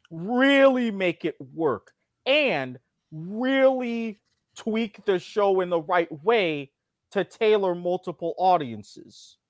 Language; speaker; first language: English; native; English